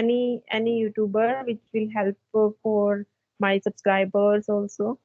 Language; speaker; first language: English; non-native, fluent; Hindi